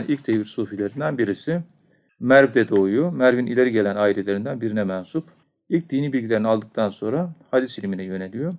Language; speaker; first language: Turkish; native; Turkish